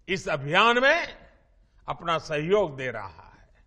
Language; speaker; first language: Hindi; non-native, local second language; Gujarati